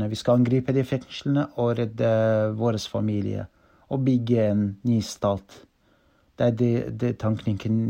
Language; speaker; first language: Norwegian; non-native, fluent; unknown